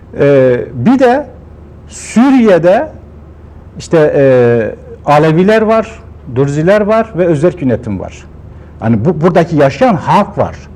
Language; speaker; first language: Turkish; non-native, local second language; Kurdish